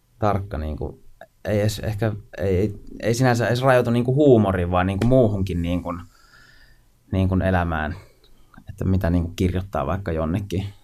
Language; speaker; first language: Finnish; native; Finnish